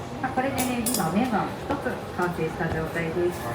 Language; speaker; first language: Japanese; native; Japanese